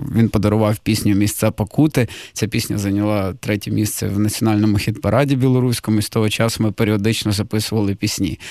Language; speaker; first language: Ukrainian; native; Ukrainian